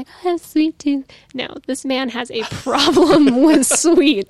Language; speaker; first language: English; native; English